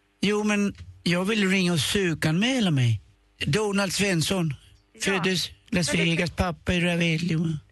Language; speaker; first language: Swedish; native; Swedish